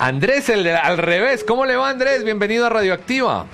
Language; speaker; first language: Spanish; native; Spanish